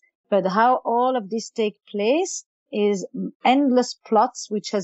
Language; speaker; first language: English; non-native, fluent; Yiddish